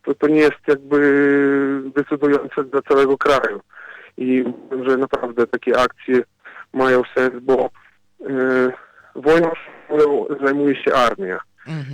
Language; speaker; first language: Polish; non-native, fluent; Ukrainian